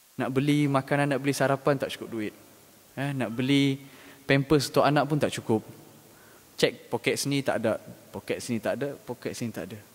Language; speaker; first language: Malay; native; Malay